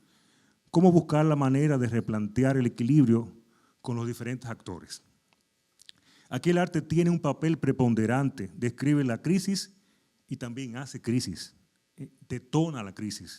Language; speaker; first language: Spanish; native; Spanish